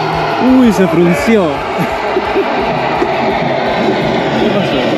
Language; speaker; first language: Spanish; native; Spanish